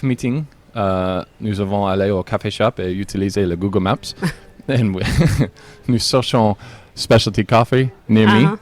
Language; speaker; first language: French; non-native, learner; English